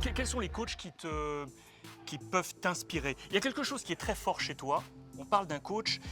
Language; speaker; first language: French; native; French